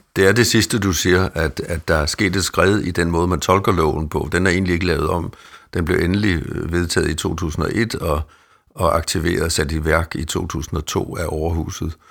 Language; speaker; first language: Danish; native; Danish